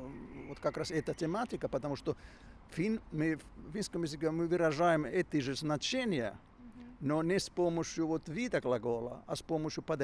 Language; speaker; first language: Russian; non-native, fluent; Finnish